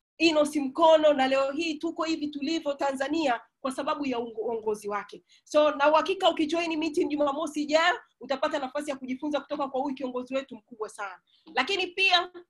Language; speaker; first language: Swahili; native; Swahili